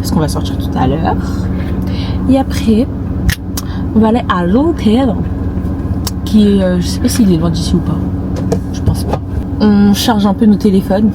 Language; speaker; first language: French; native; French